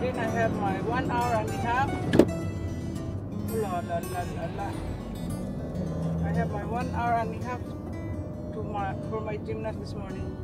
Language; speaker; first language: English; non-native, local second language; Filipino